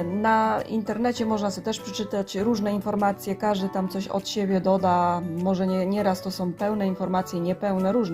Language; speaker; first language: Polish; native; Polish